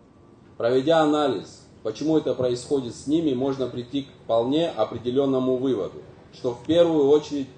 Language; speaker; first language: Russian; native; Russian